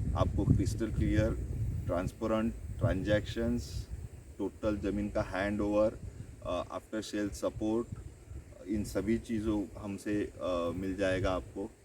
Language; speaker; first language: Hindi; non-native, local second language; Marathi